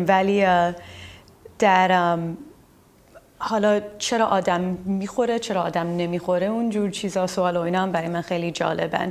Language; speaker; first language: Persian; early bilingual, heritage; Persian